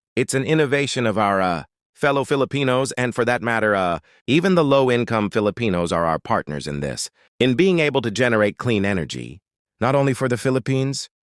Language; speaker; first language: English; non-native, local second language; Filipino